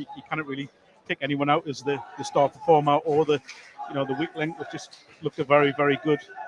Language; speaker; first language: English; native; English